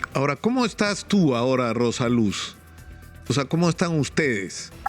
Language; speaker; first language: Spanish; native; Spanish